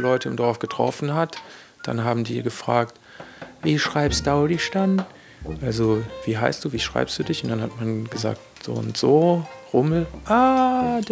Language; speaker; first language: German; native; German